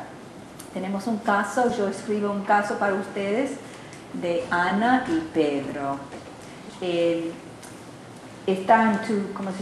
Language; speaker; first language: Spanish; non-native, learner; English